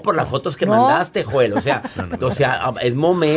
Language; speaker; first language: Spanish; native; Spanish